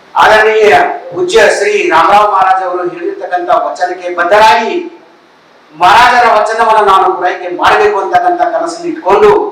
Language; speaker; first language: Kannada; non-native, local second language; Lambadi